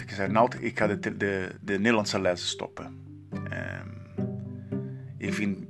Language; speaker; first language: Dutch; non-native, learner; Portuguese